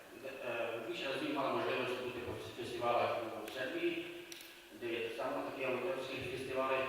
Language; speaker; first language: Ukrainian; early bilingual, heritage; Ukrainian